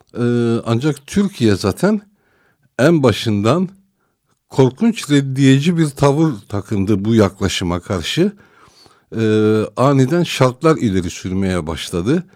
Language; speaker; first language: Turkish; non-native, local second language; Armenian